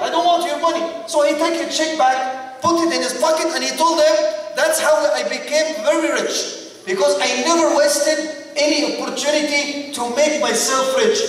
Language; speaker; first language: English; non-native, fluent; Arabic